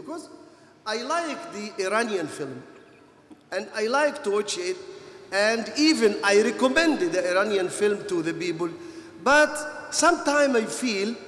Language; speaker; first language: English; non-native, fluent; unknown